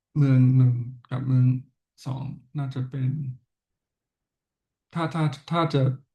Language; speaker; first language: Thai; non-native, learner; English